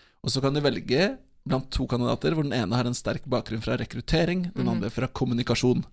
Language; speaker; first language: Norwegian; native; Norwegian